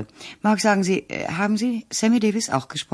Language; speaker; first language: German; native; German